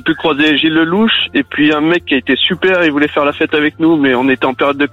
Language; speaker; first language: French; native; French